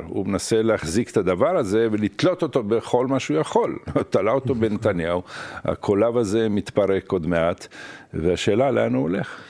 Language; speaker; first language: Hebrew; early bilingual, other home language; Arabic